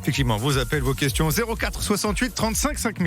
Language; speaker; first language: French; native; French